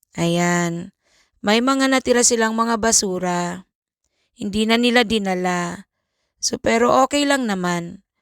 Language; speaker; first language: Filipino; native; Filipino